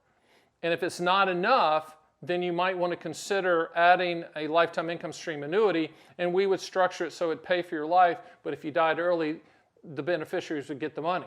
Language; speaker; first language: English; native; English